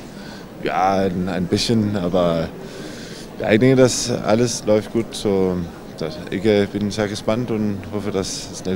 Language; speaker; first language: German; non-native, learner; Danish